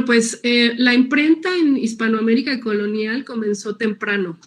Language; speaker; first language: Spanish; native; Spanish